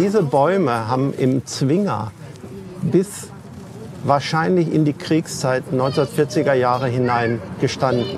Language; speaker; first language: German; native; German